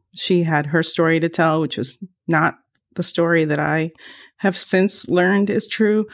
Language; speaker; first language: English; early bilingual, other home language; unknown